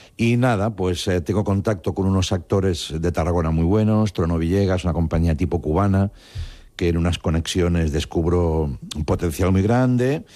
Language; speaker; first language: Spanish; non-native, local second language; Catalan